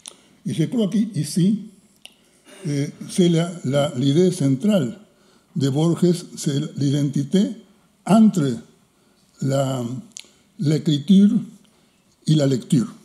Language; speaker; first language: French; non-native, fluent; Spanish